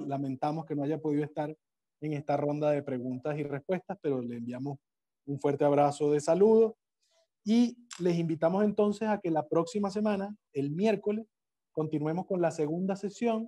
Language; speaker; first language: Spanish; native; Spanish